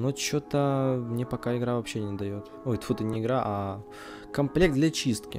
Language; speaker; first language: Russian; native; Russian